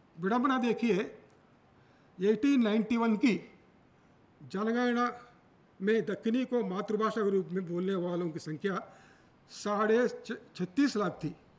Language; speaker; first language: Hindi; non-native, local second language; Telugu